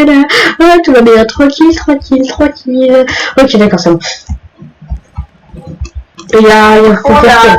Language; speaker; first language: French; native; French